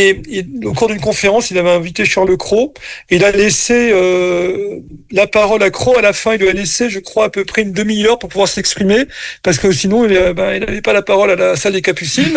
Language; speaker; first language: French; native; French